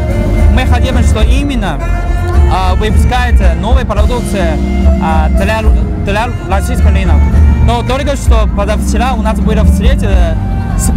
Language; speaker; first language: Russian; non-native, learner; Chinese